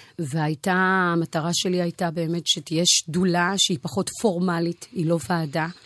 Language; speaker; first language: Hebrew; early bilingual, other home language; Amharic